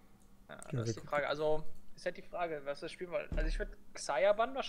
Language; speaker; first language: German; native; German